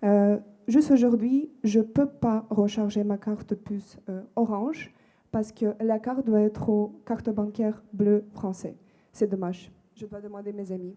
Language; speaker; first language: French; non-native, fluent; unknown